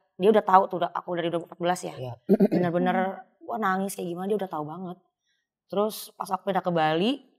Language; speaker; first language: Indonesian; native; Indonesian